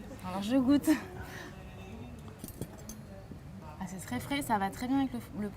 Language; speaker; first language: French; native; French